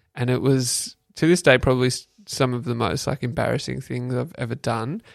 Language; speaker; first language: English; native; English